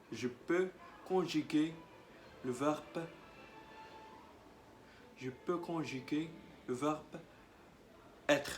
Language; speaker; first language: French; non-native, learner; Arabic